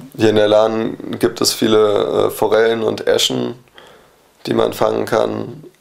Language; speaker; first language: German; native; German